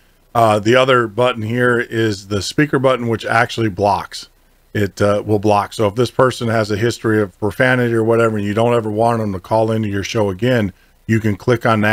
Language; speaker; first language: English; native; English